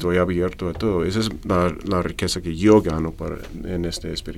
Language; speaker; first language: Spanish; non-native, fluent; English